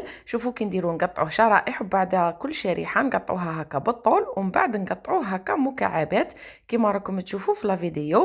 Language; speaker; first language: Arabic; native; Arabic